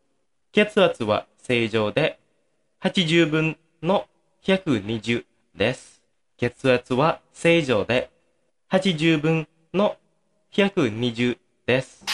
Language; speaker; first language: Japanese; non-native, fluent; Indonesian